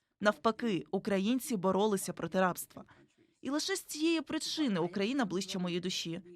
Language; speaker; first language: Ukrainian; non-native, fluent; Igbo